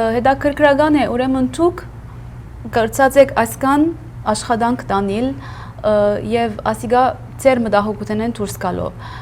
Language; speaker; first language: Armenian; early bilingual, heritage; Armenian